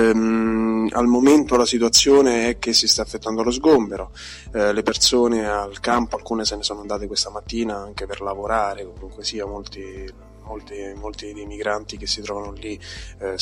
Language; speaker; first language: Italian; native; Italian